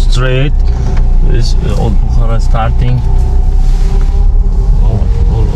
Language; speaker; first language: English; non-native, learner; Malayalam